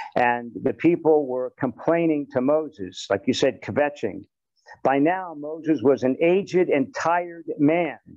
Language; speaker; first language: English; native; English